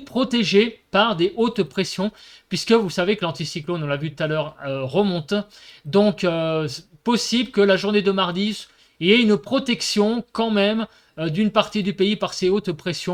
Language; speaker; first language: French; native; French